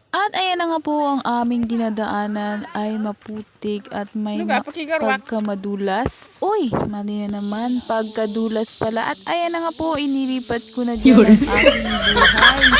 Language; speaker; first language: Filipino; non-native, local second language; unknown